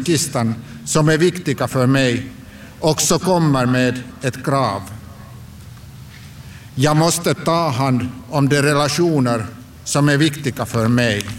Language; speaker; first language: Swedish; non-native, local second language; Finnish